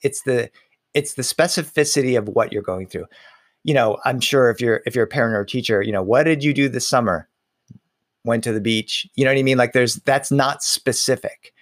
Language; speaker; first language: English; early bilingual, other home language; Spanish